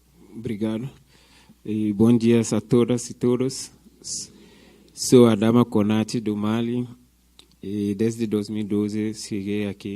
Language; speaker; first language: Portuguese; non-native, fluent; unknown